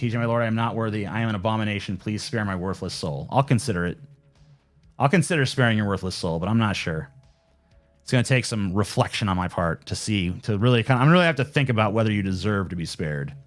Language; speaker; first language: English; native; English